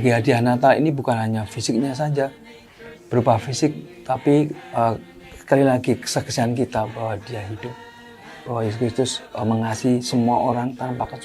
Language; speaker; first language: Indonesian; native; Indonesian